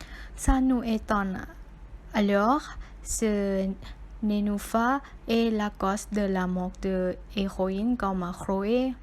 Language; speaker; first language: French; non-native, learner; Thai